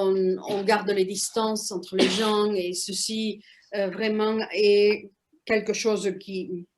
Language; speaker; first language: French; non-native, fluent; Spanish